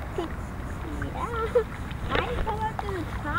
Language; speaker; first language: English; native; English